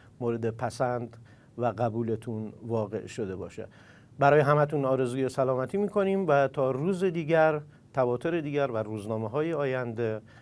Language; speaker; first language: Persian; non-native, local second language; Central Kurdish